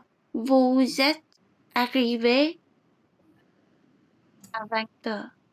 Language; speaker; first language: French; non-native, learner; English